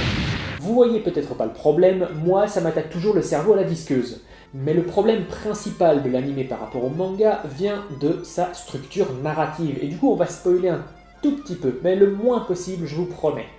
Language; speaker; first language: French; native; French